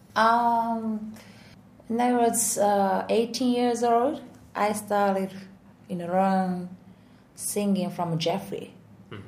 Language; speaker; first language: English; non-native, learner; Japanese